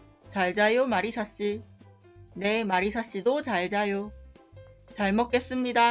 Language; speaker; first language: Korean; non-native, fluent; Spanish